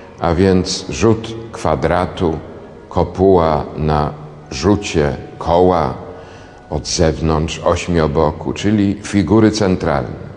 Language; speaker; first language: Polish; native; Polish